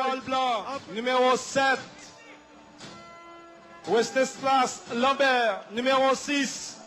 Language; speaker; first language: French; non-native, local second language; Haitian Creole